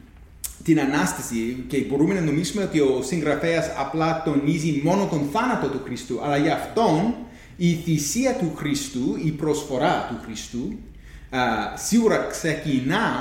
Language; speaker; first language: Greek; non-native, fluent; English